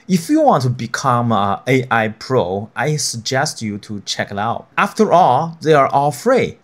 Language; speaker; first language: English; non-native, fluent; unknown